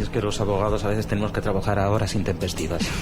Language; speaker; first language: Spanish; native; Spanish